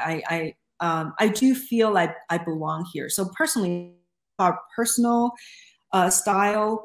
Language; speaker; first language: English; non-native, fluent; Chinese